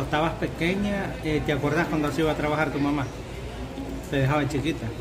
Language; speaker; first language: Spanish; native; Spanish